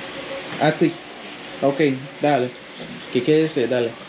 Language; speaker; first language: Spanish; non-native, learner; English